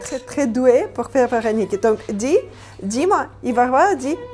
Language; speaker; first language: French; non-native, learner; Ukrainian